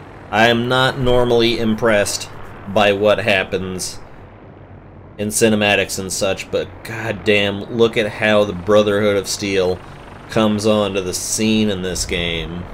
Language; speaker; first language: English; native; English